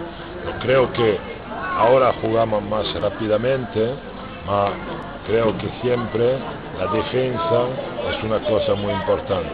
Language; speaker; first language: Spanish; non-native, fluent; French